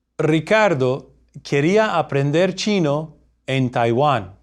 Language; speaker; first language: Spanish; non-native, fluent; English